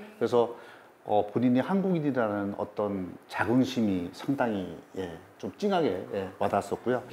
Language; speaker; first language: Korean; native; Korean